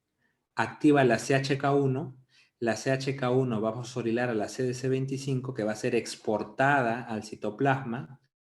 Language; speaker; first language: Spanish; native; Spanish